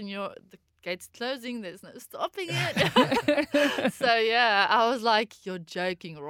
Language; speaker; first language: English; non-native, local second language; Afrikaans